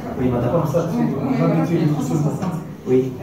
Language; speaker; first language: French; native; French